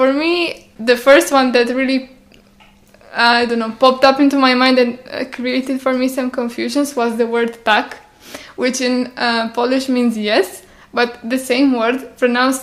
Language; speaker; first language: English; non-native, fluent; Romanian